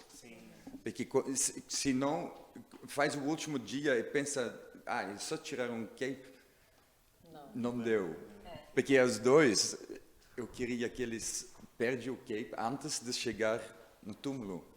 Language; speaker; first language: Portuguese; non-native, learner; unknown